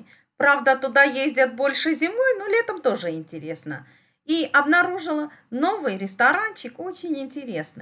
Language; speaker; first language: Russian; non-native, local second language; Armenian